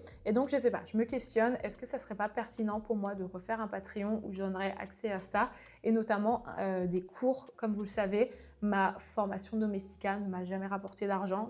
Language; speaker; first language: French; native; French